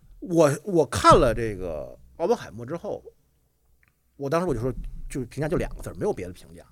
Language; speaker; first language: Chinese; native; Chinese